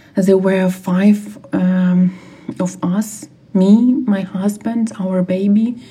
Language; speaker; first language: English; non-native, fluent; Ukrainian